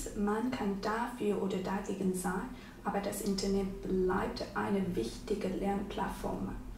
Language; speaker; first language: German; non-native, learner; Chinese